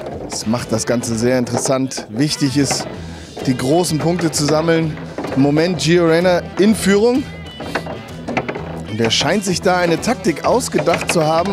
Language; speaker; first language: German; native; German